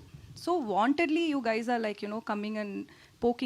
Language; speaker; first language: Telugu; non-native, local second language; Tamil